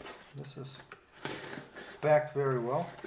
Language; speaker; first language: English; non-native, fluent; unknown